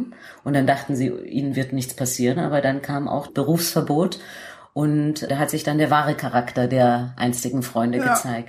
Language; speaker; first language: German; native; German